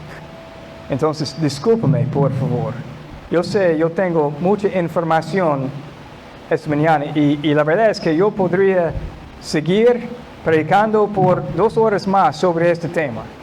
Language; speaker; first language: Spanish; non-native, fluent; English